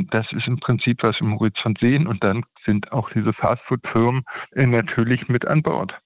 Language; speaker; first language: German; native; German